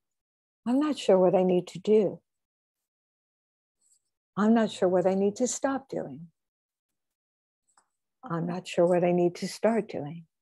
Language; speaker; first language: English; native; English